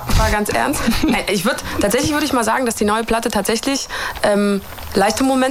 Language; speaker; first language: German; native; German